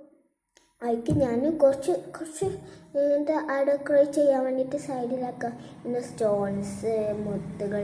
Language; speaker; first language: Malayalam; native; Malayalam